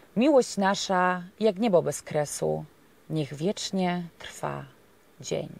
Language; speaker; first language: Polish; native; Polish